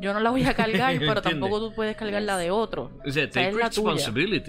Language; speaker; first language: Spanish; native; Spanish